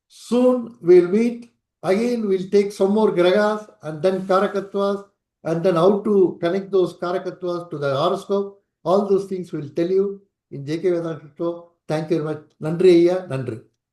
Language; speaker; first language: English; non-native, local second language; Tamil